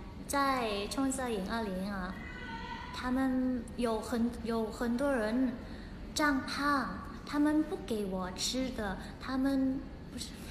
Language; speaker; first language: Chinese; non-native, learner; Thai